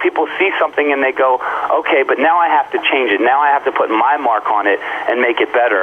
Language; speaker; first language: English; native; English